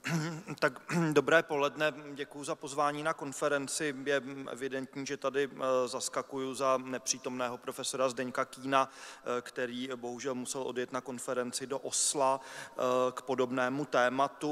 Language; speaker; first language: Czech; native; Czech